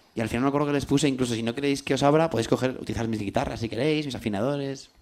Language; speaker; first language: Spanish; native; Spanish